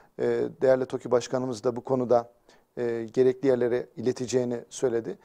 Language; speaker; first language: Turkish; native; Turkish